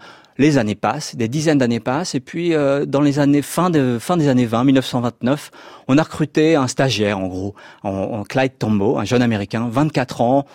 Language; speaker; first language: French; native; French